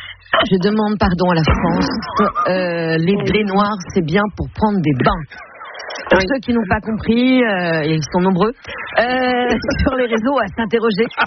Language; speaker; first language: French; native; French